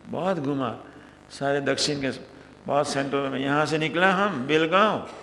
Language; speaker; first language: Hindi; non-native, local second language; Gujarati